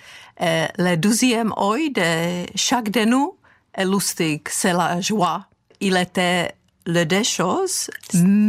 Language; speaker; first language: French; non-native, fluent; Czech